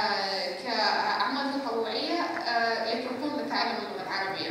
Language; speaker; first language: Arabic; native; Arabic